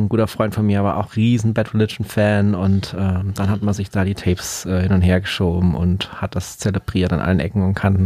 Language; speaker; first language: German; native; German